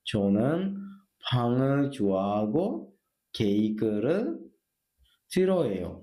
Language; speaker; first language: Korean; non-native, fluent; Sinhala